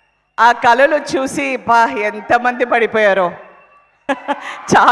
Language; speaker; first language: Telugu; non-native, fluent; Tamil